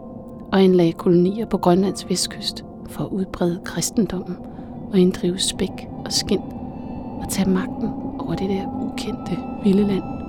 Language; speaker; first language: Danish; native; Danish